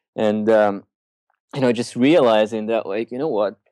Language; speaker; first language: English; early bilingual, other home language; Russian